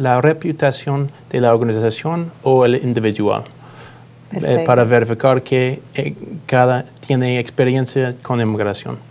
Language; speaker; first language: Spanish; non-native, learner; English